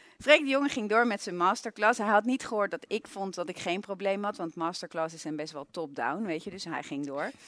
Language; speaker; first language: Dutch; native; Dutch